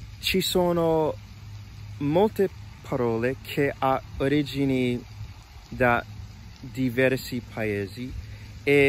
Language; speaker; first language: Italian; non-native, learner; English